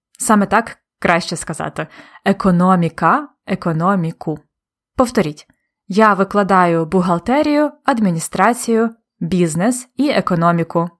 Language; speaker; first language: Ukrainian; native; Ukrainian